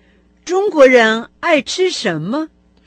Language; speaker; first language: Chinese; non-native, fluent; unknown